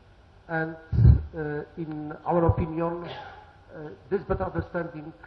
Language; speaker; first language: English; non-native, learner; Polish